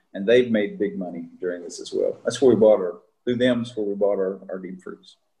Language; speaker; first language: English; native; English